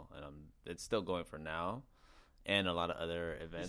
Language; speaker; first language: English; native; English